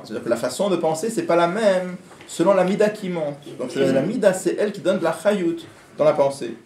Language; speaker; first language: French; native; French